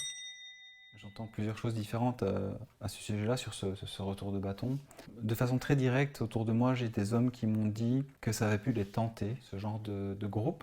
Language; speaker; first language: French; native; French